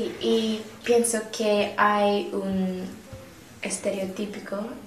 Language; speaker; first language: Spanish; non-native, learner; English